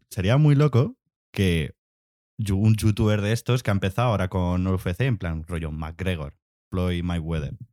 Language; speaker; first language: Spanish; native; Spanish